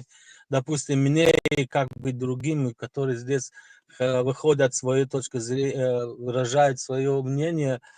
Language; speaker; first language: Russian; non-native, local second language; Tajik